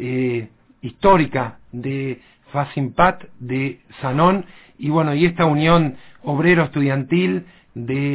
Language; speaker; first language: Spanish; native; Spanish